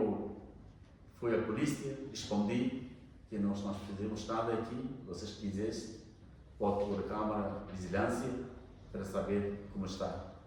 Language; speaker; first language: Portuguese; non-native, learner; Bangla